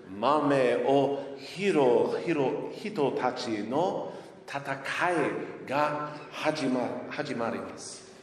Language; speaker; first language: Japanese; non-native, learner; English